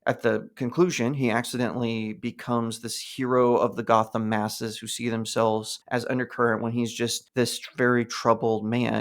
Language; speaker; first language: English; native; English